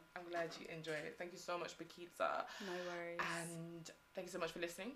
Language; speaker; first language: English; native; English